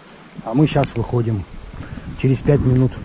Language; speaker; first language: Russian; native; Russian